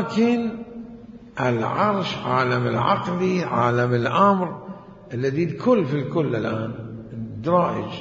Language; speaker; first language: Arabic; native; Arabic